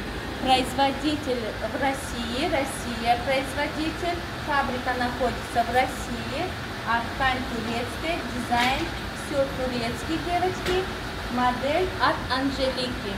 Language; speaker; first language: Russian; non-native, local second language; Tajik